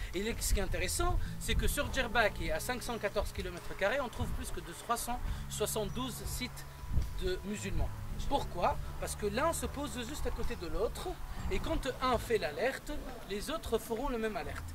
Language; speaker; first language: French; non-native, local second language; Arabic